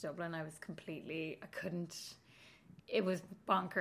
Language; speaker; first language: English; native; English